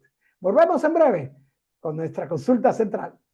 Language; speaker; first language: Spanish; native; Spanish